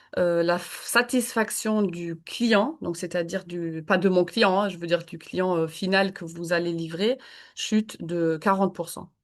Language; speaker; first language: French; non-native, fluent; German